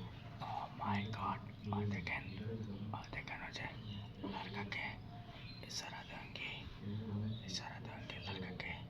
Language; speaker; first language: Hindi; non-native, learner; Bangla